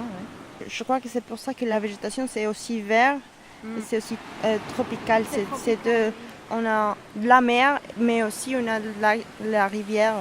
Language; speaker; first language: French; non-native, learner; Spanish